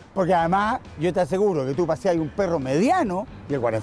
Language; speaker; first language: Spanish; native; Spanish